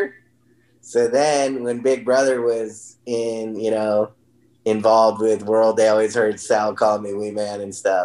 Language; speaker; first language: English; native; English